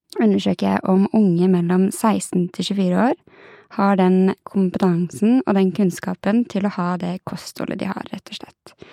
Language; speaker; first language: Norwegian; native; Norwegian